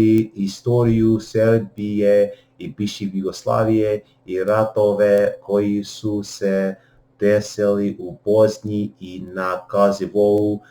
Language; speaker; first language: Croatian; non-native, learner; English